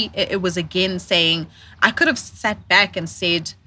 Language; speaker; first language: English; non-native, local second language; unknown